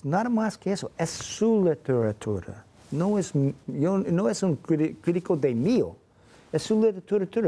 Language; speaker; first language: Spanish; non-native, fluent; English